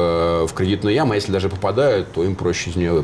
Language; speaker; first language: Russian; native; Russian